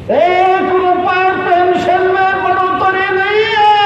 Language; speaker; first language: Hindi; non-native, local second language; Marathi